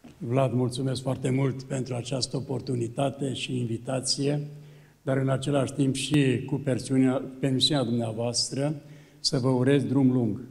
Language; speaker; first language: Romanian; native; Romanian